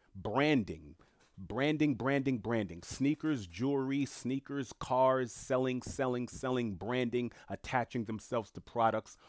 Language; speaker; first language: English; early bilingual, other home language; French